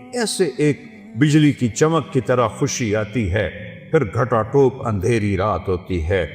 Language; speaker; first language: Urdu; non-native, local second language; Saraiki